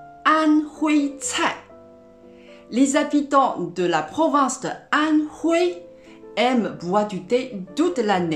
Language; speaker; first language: French; non-native, fluent; Chinese